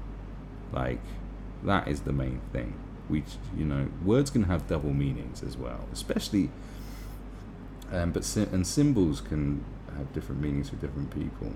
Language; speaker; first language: English; native; English